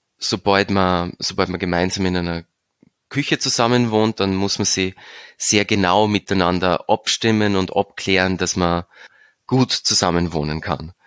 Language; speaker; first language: German; native; German